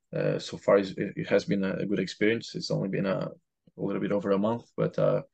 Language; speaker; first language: English; non-native, fluent; Portuguese